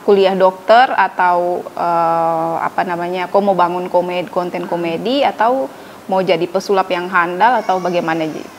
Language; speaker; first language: Indonesian; native; Indonesian